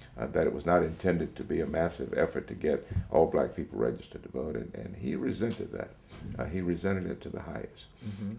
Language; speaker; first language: English; native; English